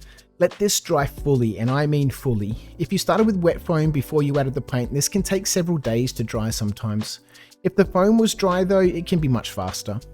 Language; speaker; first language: English; native; English